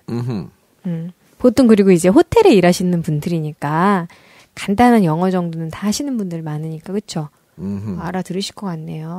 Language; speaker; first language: Korean; native; Korean